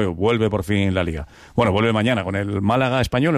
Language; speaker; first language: Spanish; native; Spanish